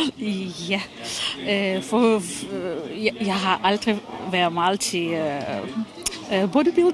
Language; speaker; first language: Danish; non-native, fluent; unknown